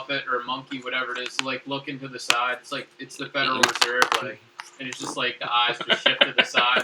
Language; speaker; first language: English; native; English